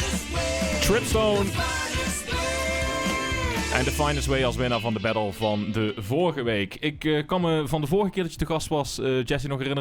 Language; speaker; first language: Dutch; native; Dutch